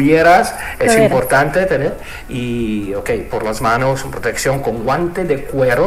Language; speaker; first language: Spanish; non-native, fluent; Italian